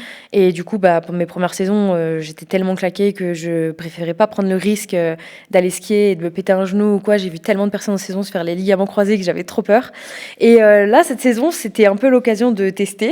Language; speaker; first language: French; native; French